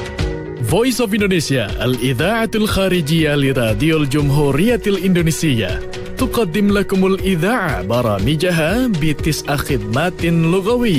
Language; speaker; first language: Arabic; non-native, fluent; Indonesian